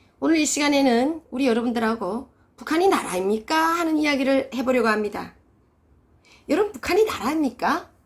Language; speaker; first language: Korean; native; Korean